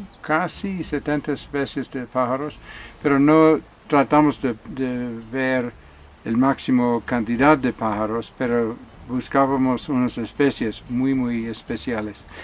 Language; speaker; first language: Spanish; non-native, learner; English